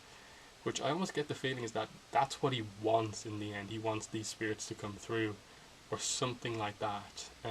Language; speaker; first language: English; native; English